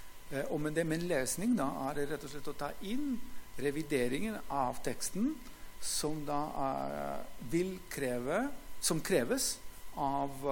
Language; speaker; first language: Norwegian; non-native, fluent; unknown